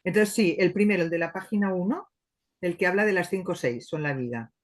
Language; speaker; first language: Spanish; native; Spanish